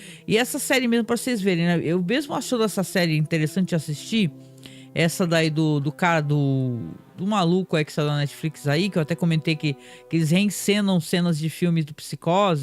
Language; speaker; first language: Portuguese; native; Portuguese